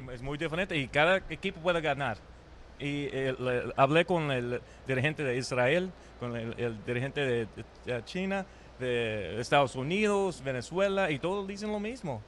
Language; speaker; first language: Spanish; early bilingual, heritage; Spanish